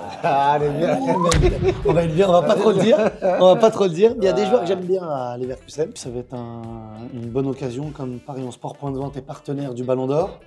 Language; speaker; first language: French; native; French